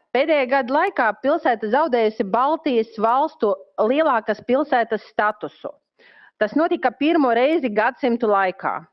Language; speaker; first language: Latvian; non-native, local second language; Russian